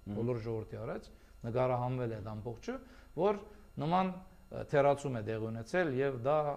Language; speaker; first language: Armenian; early bilingual, heritage; Armenian